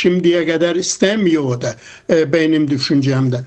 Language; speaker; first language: Turkish; non-native, fluent; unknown